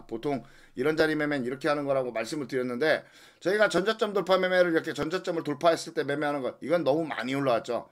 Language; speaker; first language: Korean; native; Korean